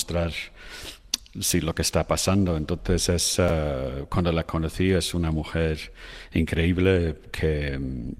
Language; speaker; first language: Spanish; non-native, fluent; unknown